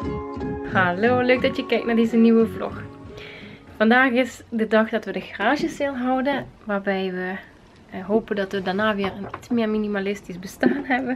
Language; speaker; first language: Dutch; native; Dutch